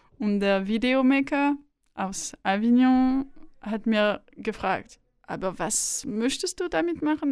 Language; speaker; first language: German; non-native, learner; French